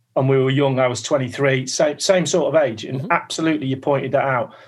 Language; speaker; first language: English; native; English